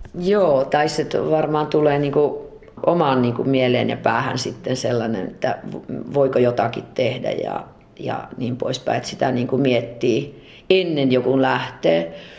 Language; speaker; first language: Finnish; native; Finnish